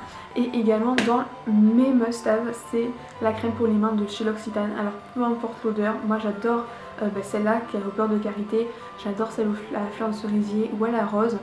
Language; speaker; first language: French; native; French